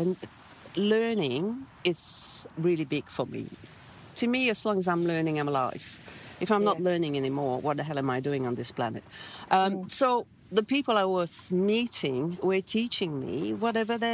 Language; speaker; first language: English; non-native, fluent; French